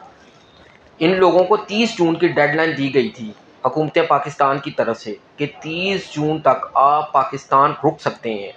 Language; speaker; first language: Urdu; non-native, local second language; Punjabi